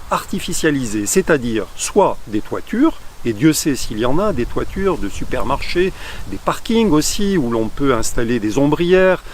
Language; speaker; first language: French; native; French